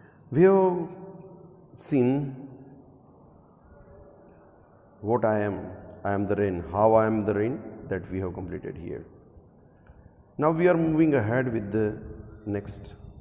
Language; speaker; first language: English; non-native, local second language; Gujarati